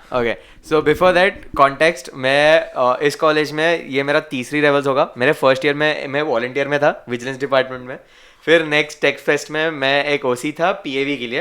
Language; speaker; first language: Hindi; non-native, local second language; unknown